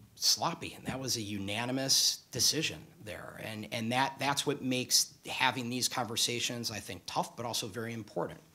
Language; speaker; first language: English; native; English